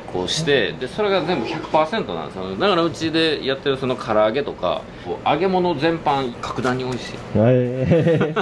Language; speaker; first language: Japanese; native; Japanese